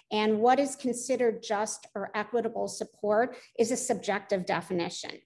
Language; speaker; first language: English; native; English